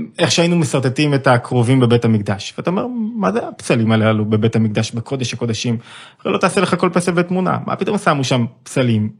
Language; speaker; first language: Hebrew; native; Hebrew